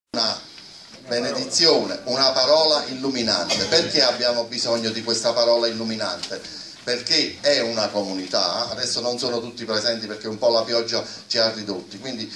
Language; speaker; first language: Italian; native; Italian